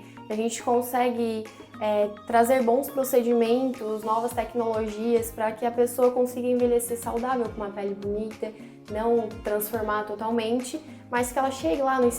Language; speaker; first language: Portuguese; native; Portuguese